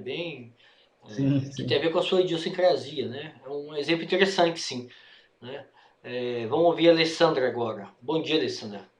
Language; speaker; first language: Portuguese; native; Portuguese